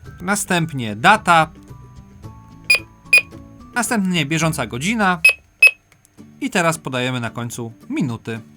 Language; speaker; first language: Polish; native; Polish